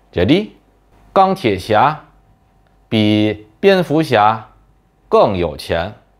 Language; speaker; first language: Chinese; non-native, fluent; Indonesian